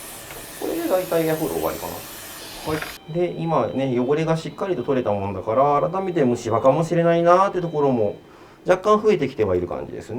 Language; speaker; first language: Japanese; native; Japanese